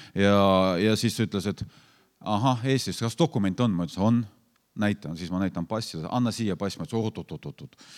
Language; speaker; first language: Estonian; non-native, fluent; Lithuanian